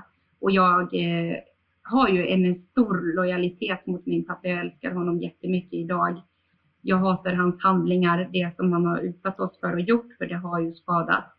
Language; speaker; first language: Swedish; early bilingual, other home language; Bosnian